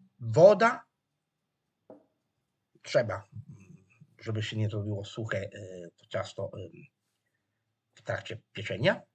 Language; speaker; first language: Polish; non-native, fluent; Italian